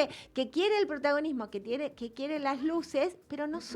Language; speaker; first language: Spanish; native; Spanish